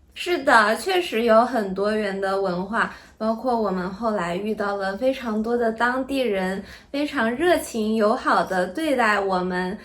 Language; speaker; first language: Chinese; native; Chinese